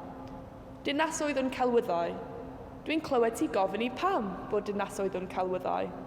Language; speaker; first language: Welsh; non-native, local second language; English